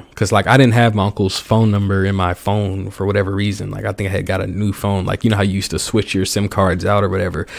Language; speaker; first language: English; native; English